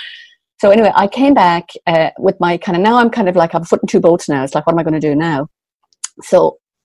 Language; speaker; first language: English; native; English